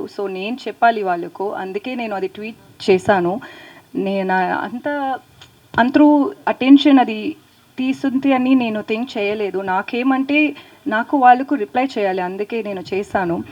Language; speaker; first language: Telugu; non-native, learner; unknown